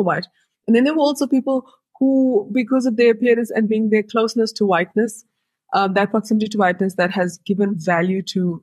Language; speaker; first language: English; native; English